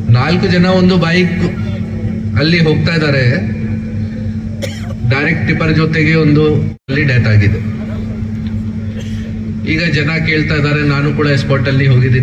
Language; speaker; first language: Kannada; non-native, fluent; Hindi